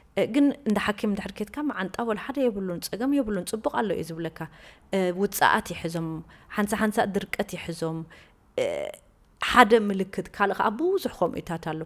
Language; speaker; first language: Tigrinya; native; Tigrinya